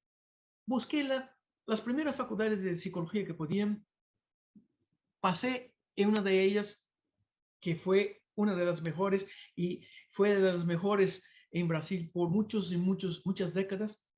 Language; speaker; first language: Spanish; non-native, fluent; Portuguese